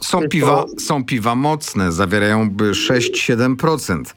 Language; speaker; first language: Polish; native; Polish